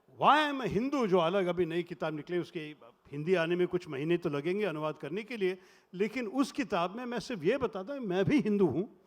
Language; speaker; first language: Hindi; non-native, local second language; Malayalam